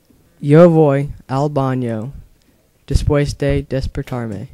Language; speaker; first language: Spanish; non-native, learner; English